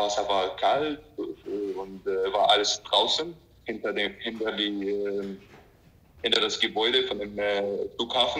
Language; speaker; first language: German; non-native, learner; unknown